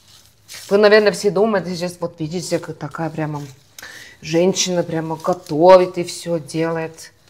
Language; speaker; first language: Russian; non-native, fluent; Estonian